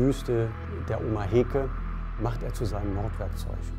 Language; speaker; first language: German; native; German